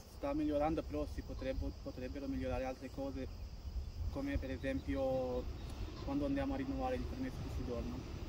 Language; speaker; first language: Italian; non-native, fluent; Urdu